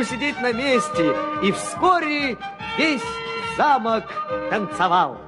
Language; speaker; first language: Russian; native; Russian